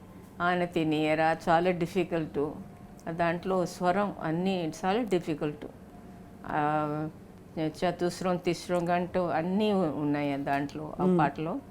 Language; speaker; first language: Telugu; non-native, local second language; Tamil